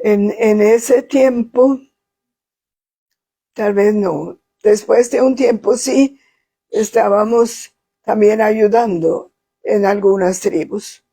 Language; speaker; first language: Spanish; non-native, fluent; Swedish